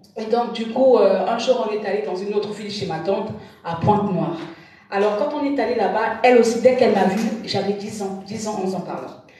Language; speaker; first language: French; non-native, local second language; Lingala